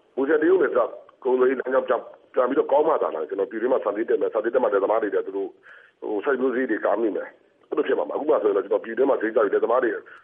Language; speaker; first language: Burmese; native; Burmese